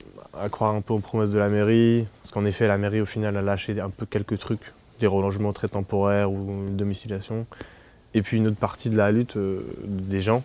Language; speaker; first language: French; native; French